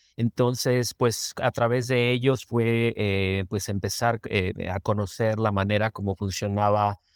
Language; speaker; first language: Spanish; native; Spanish